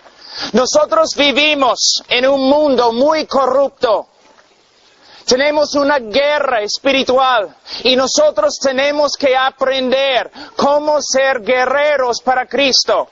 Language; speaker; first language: Spanish; non-native, fluent; English